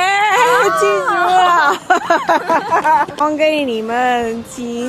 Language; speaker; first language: Chinese; non-native, learner; Spanish